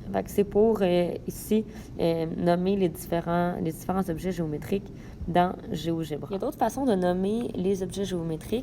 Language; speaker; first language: French; native; French